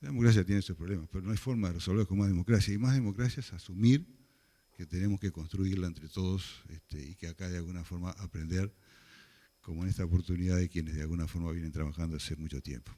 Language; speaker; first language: Spanish; native; Spanish